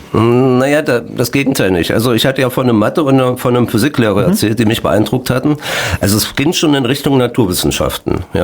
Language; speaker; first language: German; native; German